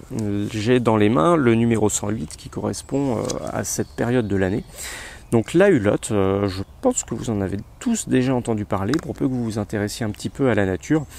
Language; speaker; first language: French; native; French